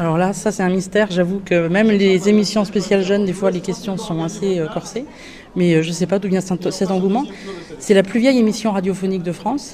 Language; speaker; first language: French; native; French